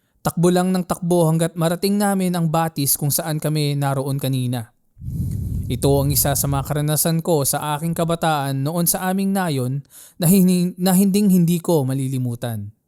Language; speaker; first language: Filipino; native; Filipino